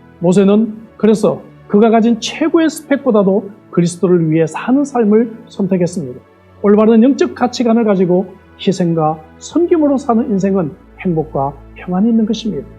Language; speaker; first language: Korean; native; Korean